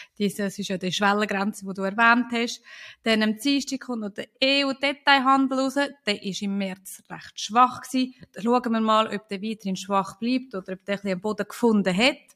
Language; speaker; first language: German; native; German